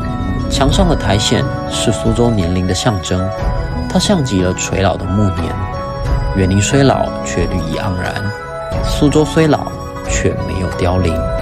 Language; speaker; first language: Chinese; native; Chinese